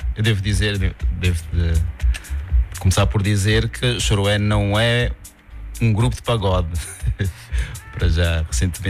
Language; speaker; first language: Portuguese; non-native, local second language; Kabuverdianu